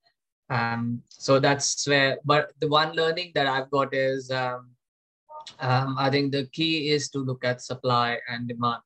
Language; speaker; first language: English; non-native, local second language; Hindi